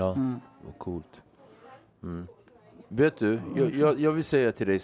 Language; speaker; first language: Swedish; native; Swedish